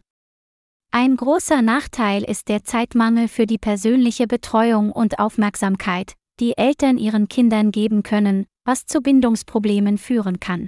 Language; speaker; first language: German; non-native, learner; Vietnamese